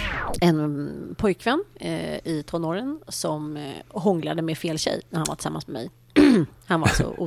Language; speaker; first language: Swedish; native; Swedish